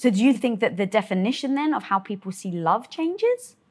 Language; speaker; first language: English; native; English